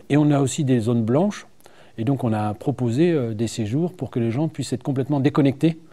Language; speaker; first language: French; native; French